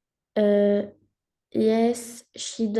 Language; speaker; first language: English; non-native, learner; French